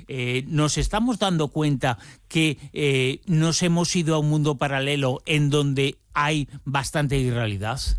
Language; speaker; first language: Spanish; native; Spanish